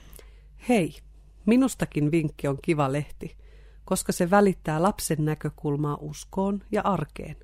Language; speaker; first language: Finnish; native; Finnish